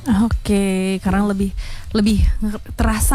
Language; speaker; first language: Indonesian; native; Indonesian